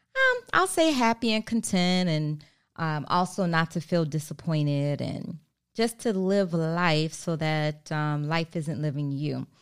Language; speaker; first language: English; native; English